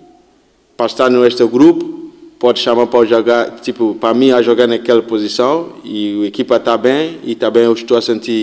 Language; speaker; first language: Portuguese; non-native, learner; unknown